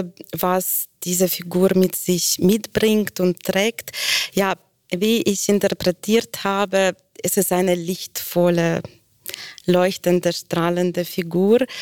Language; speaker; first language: German; non-native, fluent; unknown